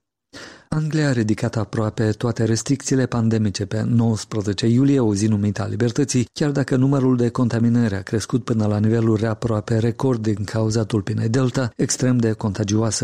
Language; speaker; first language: Romanian; native; Romanian